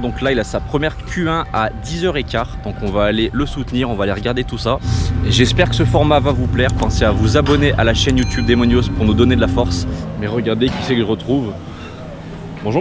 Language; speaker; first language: French; native; French